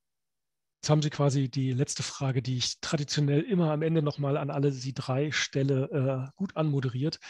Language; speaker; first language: German; native; German